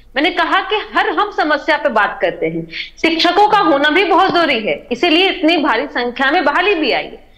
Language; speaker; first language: Hindi; native; Hindi